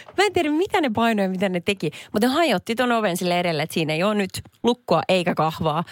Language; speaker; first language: Finnish; native; Finnish